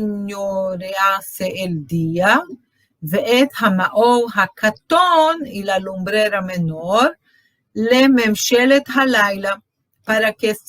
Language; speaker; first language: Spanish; non-native, fluent; Portuguese